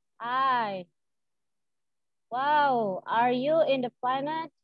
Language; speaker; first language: English; non-native, learner; Indonesian